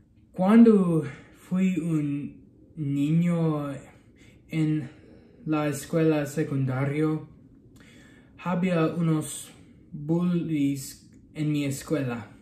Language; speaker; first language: Spanish; non-native, learner; English